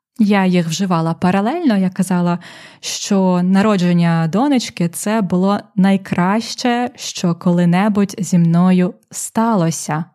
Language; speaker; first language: Ukrainian; native; Ukrainian